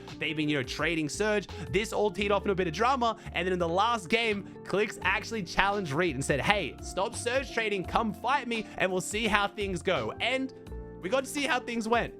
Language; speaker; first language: English; native; English